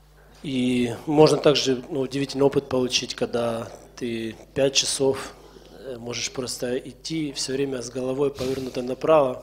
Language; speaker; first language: Russian; native; Russian